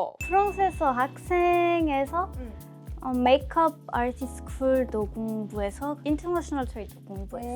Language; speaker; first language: Korean; non-native, learner; French